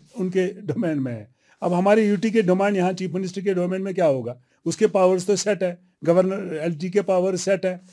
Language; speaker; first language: Hindi; non-native, local second language; Kashmiri